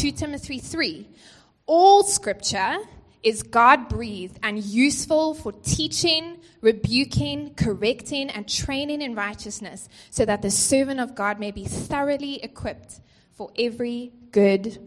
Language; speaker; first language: English; native; English